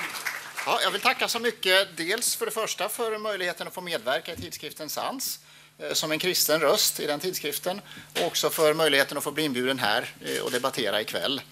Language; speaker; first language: Swedish; native; Swedish